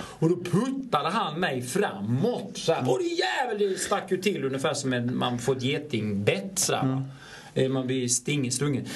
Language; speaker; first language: Swedish; native; Swedish